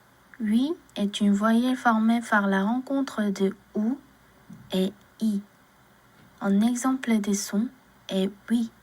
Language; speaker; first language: French; non-native, learner; Korean